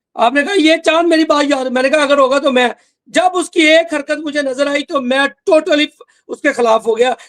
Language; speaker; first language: Urdu; non-native, local second language; Punjabi